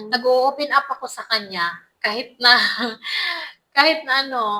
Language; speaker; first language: Filipino; non-native, local second language; Cebuano